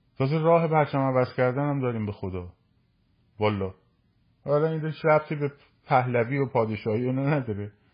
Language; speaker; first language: Persian; native; Persian